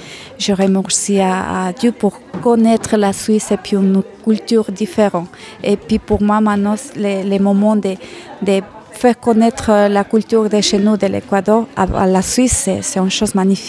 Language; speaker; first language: French; non-native, fluent; Spanish